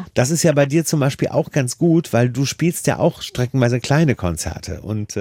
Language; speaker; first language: German; native; German